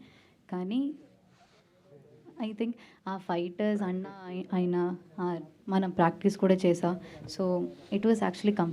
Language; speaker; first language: Telugu; non-native, learner; Malayalam